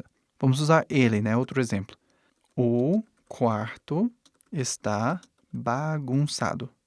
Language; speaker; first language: Portuguese; non-native, fluent; English